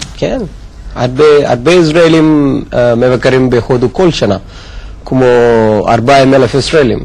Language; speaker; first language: Hebrew; non-native, learner; Hindi